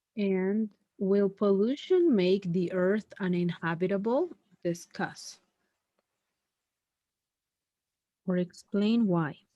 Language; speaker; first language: English; non-native, fluent; Spanish